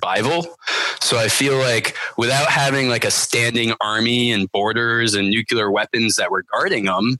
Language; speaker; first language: English; native; English